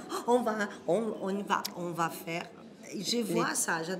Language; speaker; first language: French; non-native, learner; Portuguese